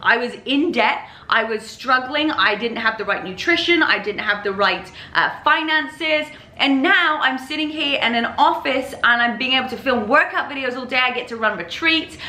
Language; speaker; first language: English; native; English